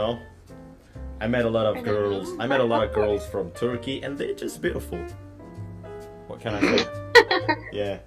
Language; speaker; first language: English; non-native, fluent; Indonesian